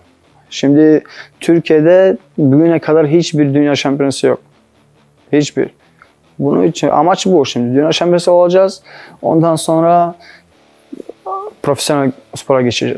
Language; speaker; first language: Turkish; non-native, learner; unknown